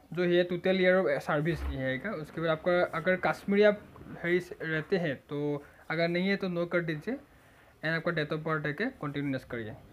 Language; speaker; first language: Hindi; non-native, local second language; Assamese